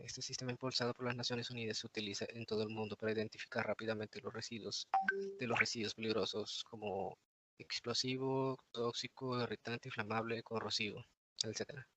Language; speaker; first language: Spanish; native; Spanish